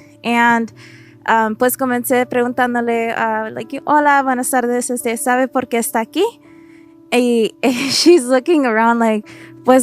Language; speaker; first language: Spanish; early bilingual, heritage; Spanish